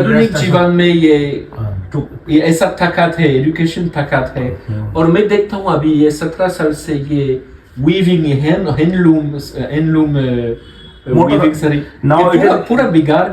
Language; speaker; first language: Hindi; non-native, learner; French